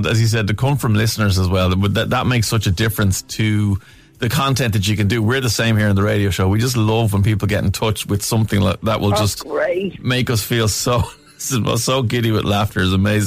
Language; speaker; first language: English; native; English